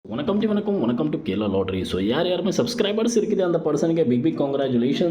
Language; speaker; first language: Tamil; non-native, learner; Kannada